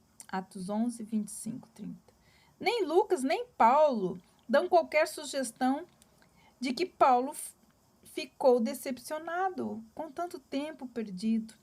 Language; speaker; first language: Portuguese; native; Portuguese